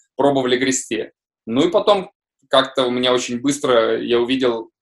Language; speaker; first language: Russian; native; Russian